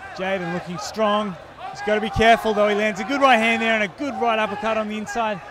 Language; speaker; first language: English; native; English